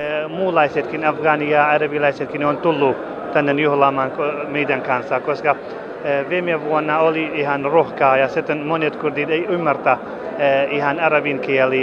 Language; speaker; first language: Finnish; non-native, learner; Kurdish